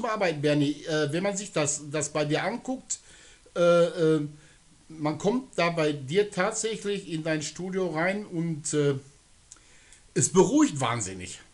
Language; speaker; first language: German; native; German